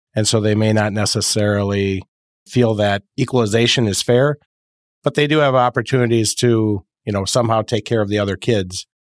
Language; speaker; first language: English; native; English